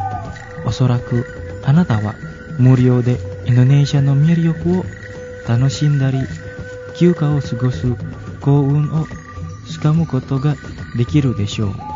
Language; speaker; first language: Japanese; non-native, fluent; Indonesian